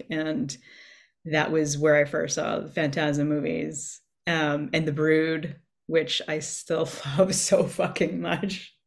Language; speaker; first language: English; native; English